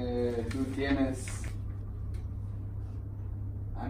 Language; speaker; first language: Spanish; non-native, learner; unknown